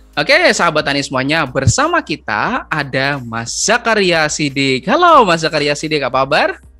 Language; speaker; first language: Indonesian; native; Indonesian